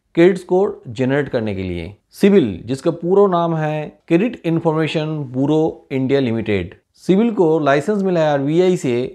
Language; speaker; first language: Hindi; non-native, local second language; Bangla